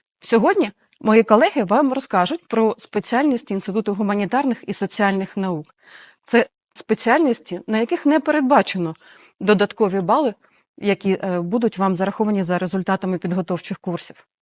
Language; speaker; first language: Ukrainian; native; Ukrainian